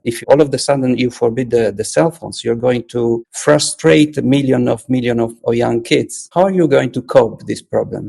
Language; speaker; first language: English; non-native, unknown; Italian